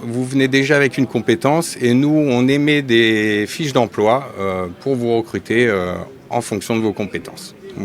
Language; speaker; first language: French; native; French